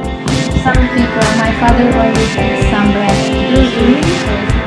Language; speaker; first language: English; non-native, learner; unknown